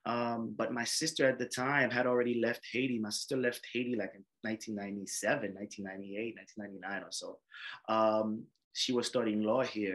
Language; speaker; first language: English; non-native, fluent; French